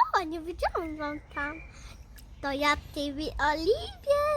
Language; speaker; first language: Polish; early bilingual, heritage; Polish